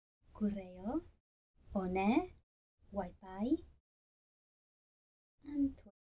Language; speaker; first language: Korean; non-native, learner; English